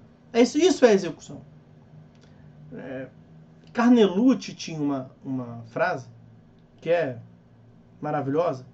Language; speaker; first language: Portuguese; native; Portuguese